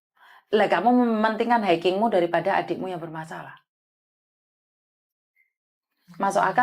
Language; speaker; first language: Malay; native; Malay